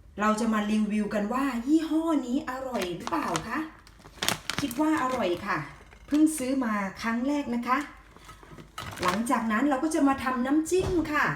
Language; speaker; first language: Thai; native; Thai